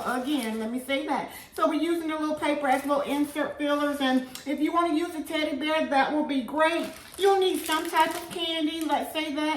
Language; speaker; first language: English; native; English